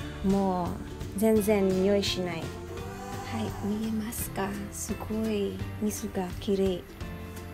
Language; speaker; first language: Japanese; non-native, fluent; Filipino